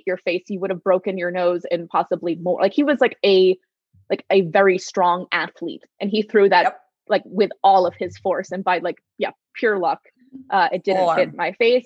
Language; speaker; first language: English; native; English